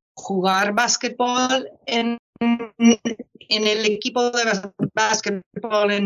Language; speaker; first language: Spanish; non-native, fluent; English